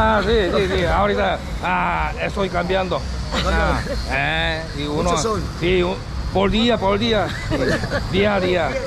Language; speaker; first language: Spanish; non-native, learner; Korean